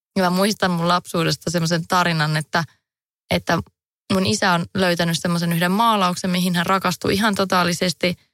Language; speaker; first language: Finnish; native; Finnish